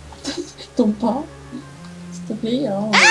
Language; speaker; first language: French; native; French